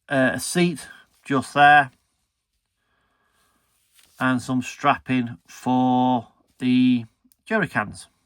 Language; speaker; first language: English; native; English